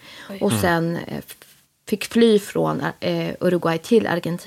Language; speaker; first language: Swedish; early bilingual, other home language; Spanish